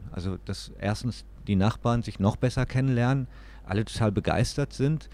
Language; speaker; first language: German; native; German